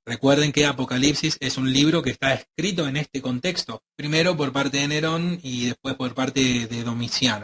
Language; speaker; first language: Spanish; native; Spanish